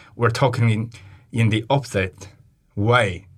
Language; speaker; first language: English; non-native, fluent; Chinese